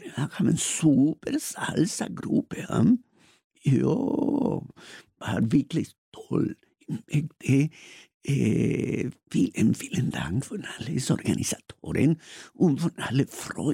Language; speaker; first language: German; non-native, learner; Spanish